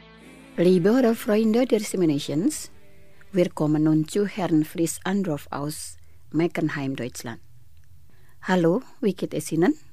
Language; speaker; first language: German; non-native, fluent; Indonesian